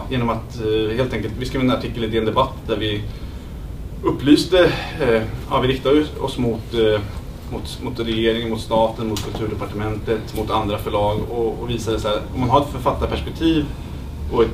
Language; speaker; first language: Swedish; native; Swedish